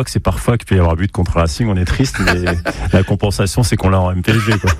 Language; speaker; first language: French; native; French